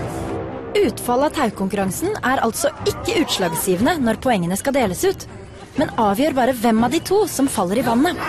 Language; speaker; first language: Norwegian; native; Norwegian